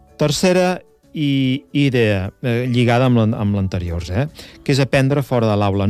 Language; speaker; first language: Catalan; native; Catalan